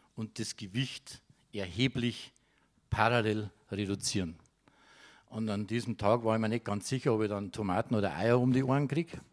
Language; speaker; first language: German; native; German